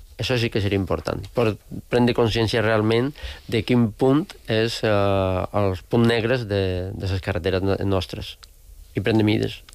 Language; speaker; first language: Catalan; non-native, local second language; Spanish